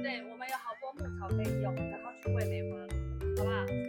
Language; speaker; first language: Chinese; native; Chinese